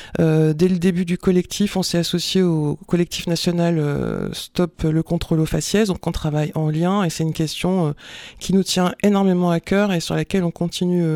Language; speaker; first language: French; native; French